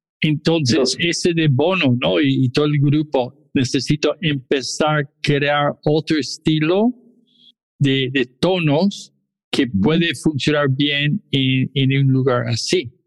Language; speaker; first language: Spanish; non-native, fluent; English